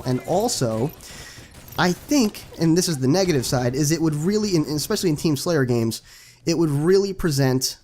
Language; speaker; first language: English; native; English